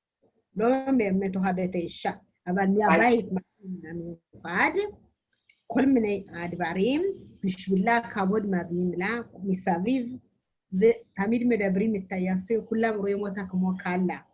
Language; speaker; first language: Hebrew; non-native, learner; Amharic